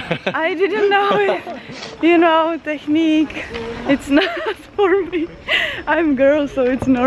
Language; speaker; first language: English; non-native, learner; Czech